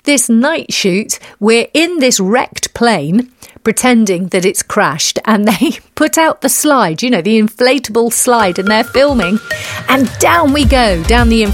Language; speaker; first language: English; native; English